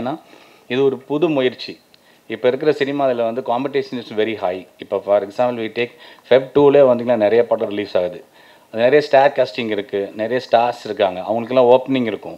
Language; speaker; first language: Tamil; native; Tamil